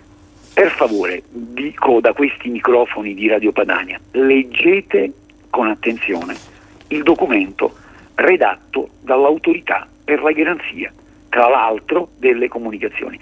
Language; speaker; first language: Italian; native; Italian